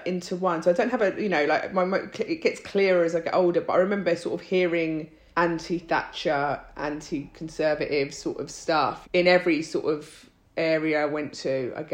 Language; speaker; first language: English; native; English